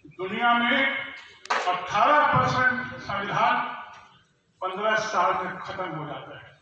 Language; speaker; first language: Hindi; non-native, local second language; Bhojpuri